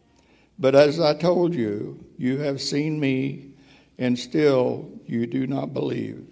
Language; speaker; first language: English; native; English